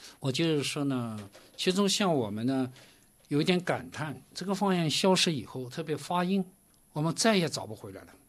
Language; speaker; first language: Chinese; native; Chinese